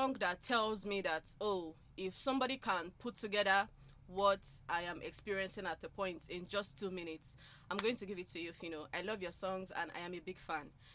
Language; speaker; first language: English; non-native, local second language; Igbo